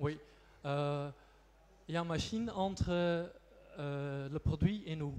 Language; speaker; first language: French; non-native, local second language; Dutch